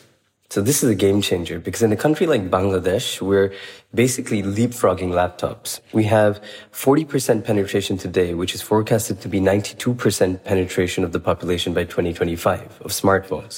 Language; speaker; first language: English; non-native, local second language; Bangla